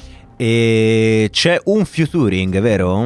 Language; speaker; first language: Italian; native; Italian